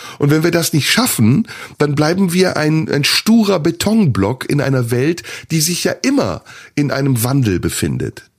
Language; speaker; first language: German; early bilingual, other home language; Turkish